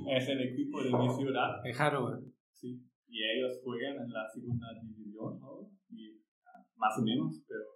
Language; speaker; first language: Spanish; non-native, learner; German